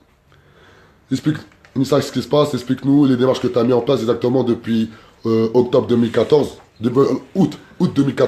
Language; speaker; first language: French; native; French